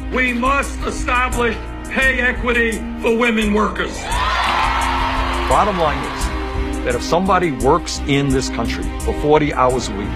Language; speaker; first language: English; native; English